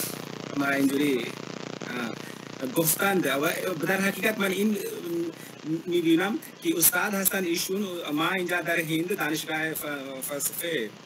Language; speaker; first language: Persian; non-native, learner; Hindi